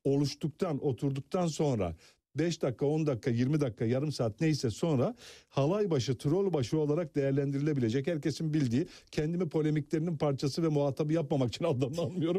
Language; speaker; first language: Turkish; native; Turkish